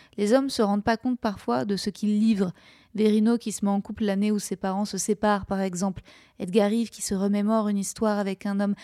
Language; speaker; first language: French; native; French